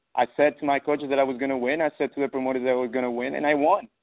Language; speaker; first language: English; non-native, fluent; Spanish